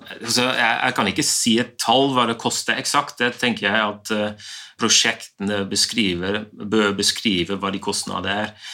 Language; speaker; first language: Norwegian; non-native, fluent; Dutch